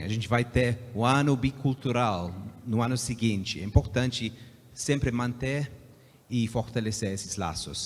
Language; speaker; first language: Portuguese; non-native, fluent; English